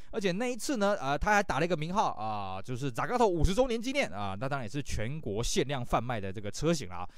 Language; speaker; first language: Chinese; native; Chinese